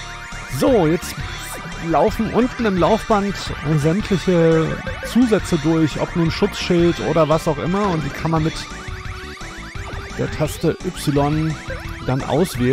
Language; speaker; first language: German; native; German